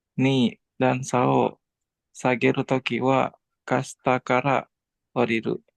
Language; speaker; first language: Japanese; non-native, learner; Indonesian